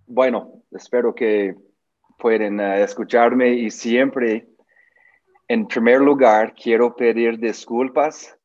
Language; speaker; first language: Spanish; non-native, learner; English